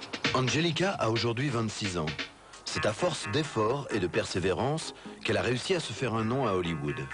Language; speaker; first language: French; native; French